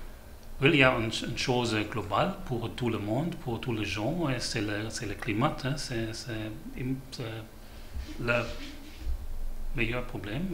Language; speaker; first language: French; non-native, learner; German